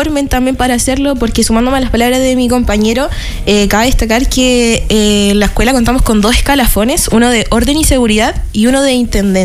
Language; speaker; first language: Spanish; native; Spanish